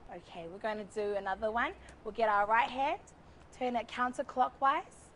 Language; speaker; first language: English; native; English